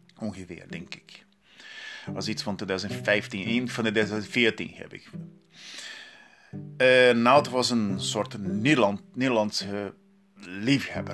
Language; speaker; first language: Dutch; non-native, learner; Portuguese